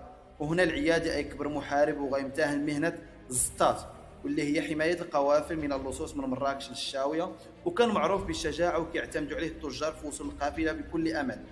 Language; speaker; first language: Arabic; native; Arabic